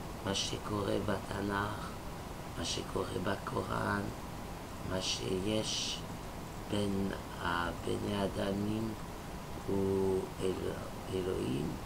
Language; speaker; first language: Hebrew; non-native, fluent; French